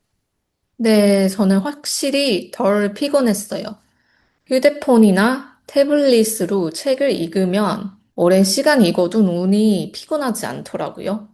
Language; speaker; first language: Korean; non-native, fluent; Chinese